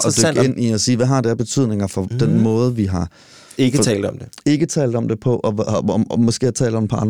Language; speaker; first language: Danish; native; Danish